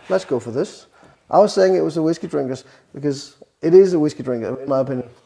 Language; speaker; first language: English; non-native, fluent; Danish